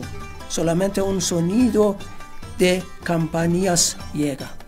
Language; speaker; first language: Spanish; non-native, fluent; Persian